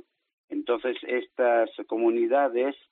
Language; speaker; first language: Spanish; native; Spanish